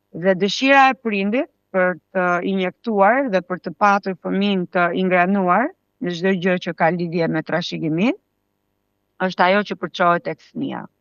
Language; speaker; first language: Albanian; native; Albanian